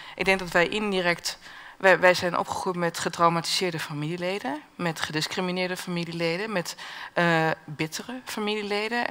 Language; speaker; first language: Dutch; native; Dutch